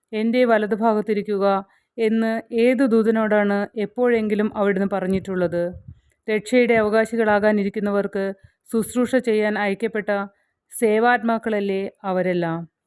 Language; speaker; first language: Malayalam; native; Malayalam